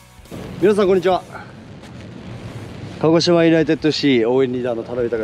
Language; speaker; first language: Japanese; native; Japanese